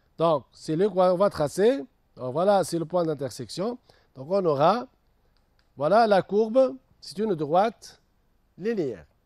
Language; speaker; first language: French; non-native, local second language; Arabic